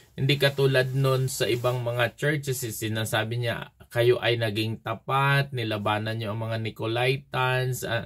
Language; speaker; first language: Filipino; non-native, local second language; Cebuano